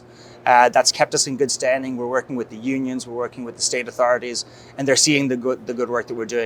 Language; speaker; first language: English; native; English